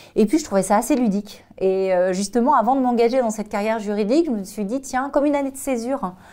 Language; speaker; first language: French; native; French